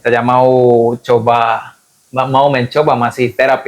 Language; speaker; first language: Indonesian; non-native, fluent; Spanish